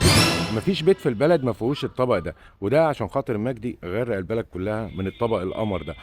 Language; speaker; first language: Arabic; native; Arabic